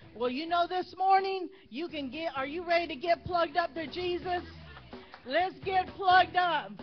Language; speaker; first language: English; native; English